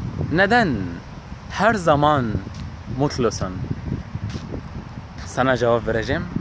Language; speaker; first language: Turkish; non-native, learner; Arabic